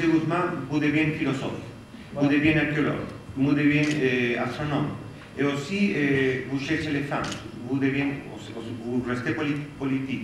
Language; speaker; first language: French; non-native, fluent; Spanish